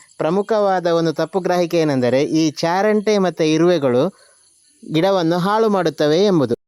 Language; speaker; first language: Kannada; non-native, local second language; Tulu